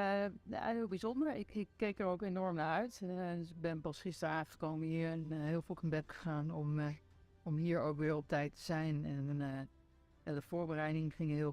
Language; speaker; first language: Dutch; native; Dutch